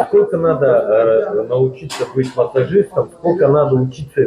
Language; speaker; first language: Russian; native; Russian